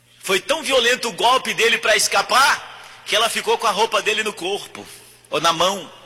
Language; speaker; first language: Portuguese; native; Portuguese